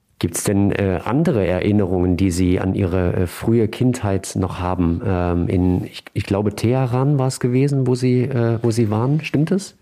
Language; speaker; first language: German; native; German